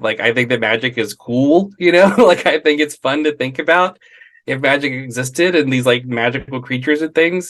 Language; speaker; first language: English; native; English